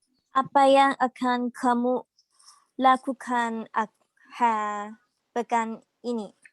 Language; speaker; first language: Indonesian; non-native, learner; Thai